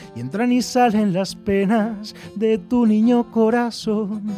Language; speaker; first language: Spanish; native; Spanish